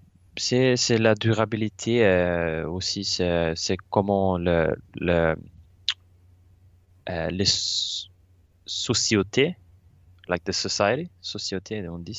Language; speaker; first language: French; non-native, learner; Swedish